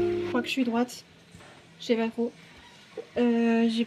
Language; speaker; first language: French; native; French